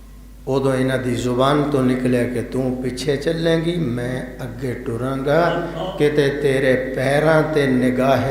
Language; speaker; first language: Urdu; non-native, local second language; Punjabi